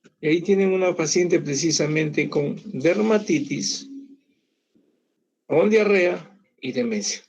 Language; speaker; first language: Spanish; native; Spanish